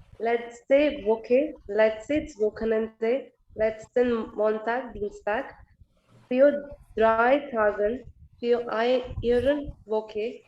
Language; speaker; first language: German; non-native, learner; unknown